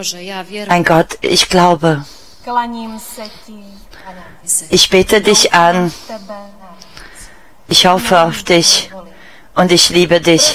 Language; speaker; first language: German; non-native, fluent; Czech